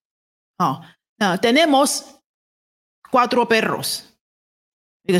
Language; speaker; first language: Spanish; non-native, fluent; Chinese